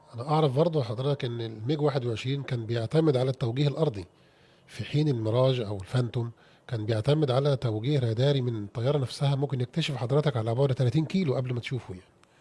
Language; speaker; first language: Arabic; native; Arabic